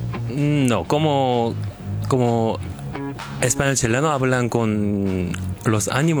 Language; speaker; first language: Spanish; non-native, learner; Korean